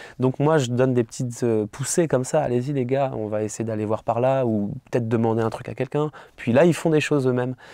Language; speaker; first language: French; native; French